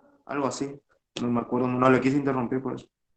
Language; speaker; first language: Spanish; native; Spanish